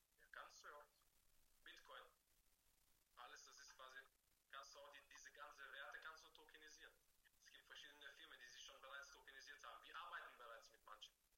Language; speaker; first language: German; non-native, fluent; Bulgarian